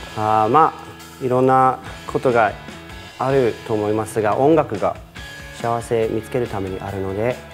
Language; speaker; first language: Japanese; non-native, fluent; English